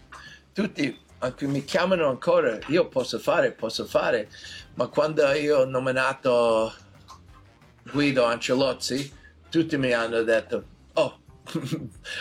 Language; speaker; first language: Italian; non-native, fluent; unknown